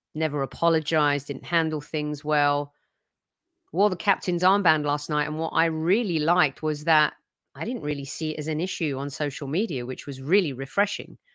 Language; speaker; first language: English; native; English